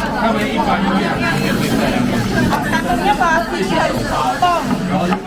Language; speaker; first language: Chinese; non-native, learner; Thai